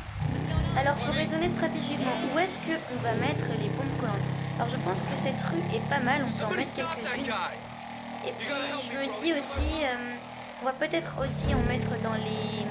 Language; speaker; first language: French; native; French